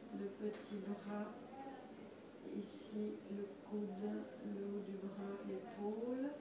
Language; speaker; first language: French; native; French